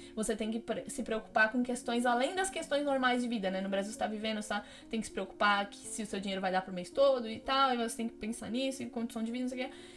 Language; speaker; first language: Portuguese; native; Portuguese